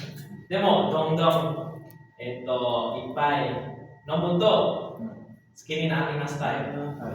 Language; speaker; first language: Japanese; non-native, fluent; Indonesian